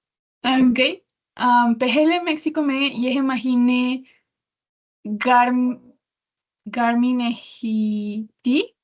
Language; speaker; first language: Hindi; non-native, learner; Spanish